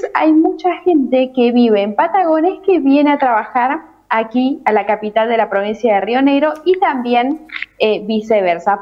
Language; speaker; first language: Spanish; native; Spanish